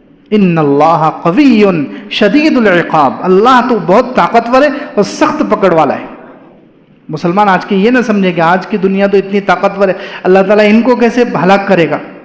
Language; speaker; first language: Urdu; native; Urdu